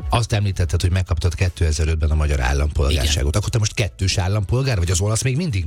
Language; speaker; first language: Hungarian; native; Hungarian